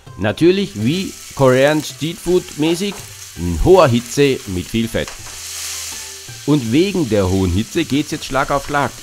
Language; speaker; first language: German; native; German